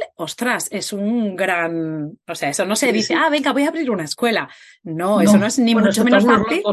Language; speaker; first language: Spanish; native; Spanish